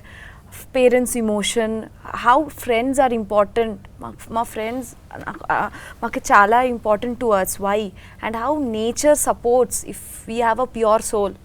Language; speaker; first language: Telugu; non-native, learner; Bangla